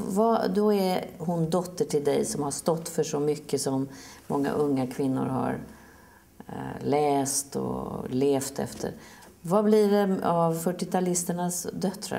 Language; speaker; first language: Swedish; native; Swedish